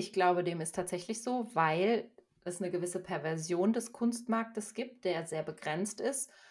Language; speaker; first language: German; native; German